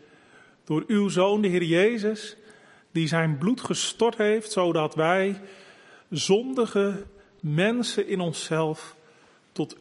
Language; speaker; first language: Dutch; native; Dutch